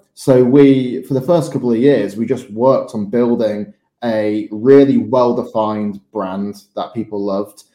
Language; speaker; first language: English; native; English